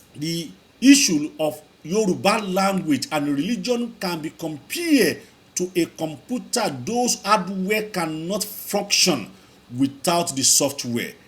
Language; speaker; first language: English; non-native, local second language; Yoruba